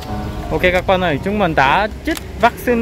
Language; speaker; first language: Vietnamese; non-native, learner; Korean